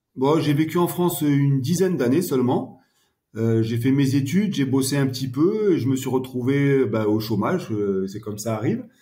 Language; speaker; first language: French; early bilingual, heritage; French